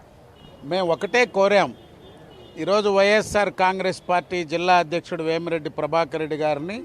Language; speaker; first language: Telugu; native; Telugu